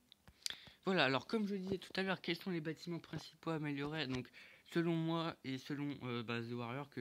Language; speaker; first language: French; native; French